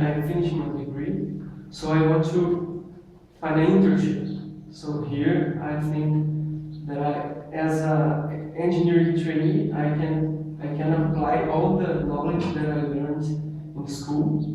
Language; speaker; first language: English; non-native, learner; Portuguese